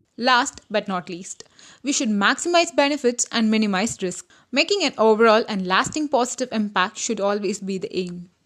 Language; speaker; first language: English; non-native, local second language; Tamil